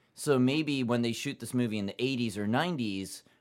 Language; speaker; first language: English; early bilingual, other home language; Japanese